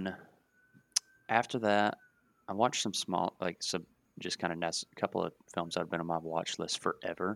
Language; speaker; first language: English; native; English